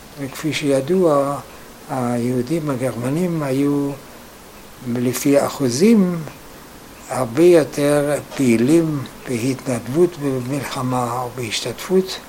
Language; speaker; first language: Hebrew; non-native, fluent; German